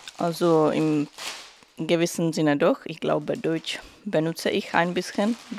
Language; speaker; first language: German; non-native, learner; Czech